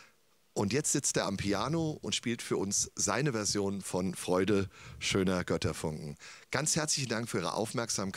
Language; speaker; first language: German; native; German